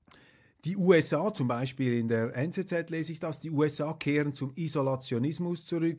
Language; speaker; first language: German; native; German